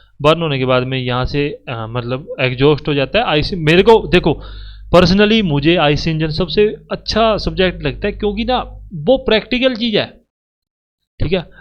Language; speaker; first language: Hindi; native; Hindi